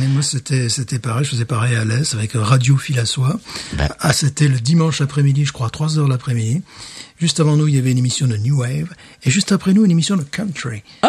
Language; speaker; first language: French; native; French